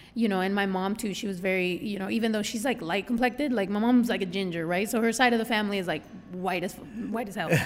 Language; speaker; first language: English; early bilingual, other home language; Spanish